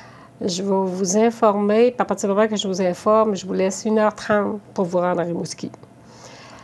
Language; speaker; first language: French; native; French